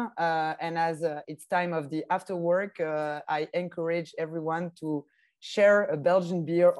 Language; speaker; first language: English; non-native, fluent; French